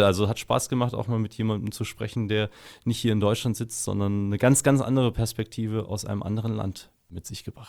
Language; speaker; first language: German; native; German